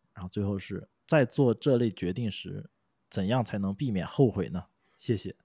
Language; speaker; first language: Chinese; native; Chinese